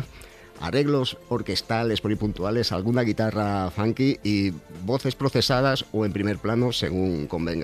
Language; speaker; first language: Spanish; native; Spanish